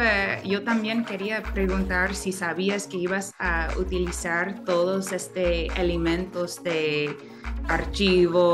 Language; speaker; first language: Spanish; non-native, fluent; English